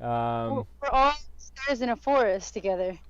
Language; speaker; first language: English; native; English